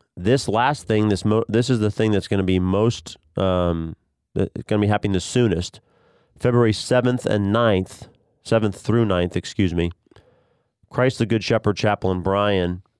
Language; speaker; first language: English; native; English